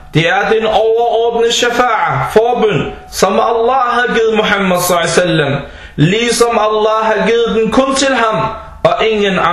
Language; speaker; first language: Danish; non-native, fluent; Arabic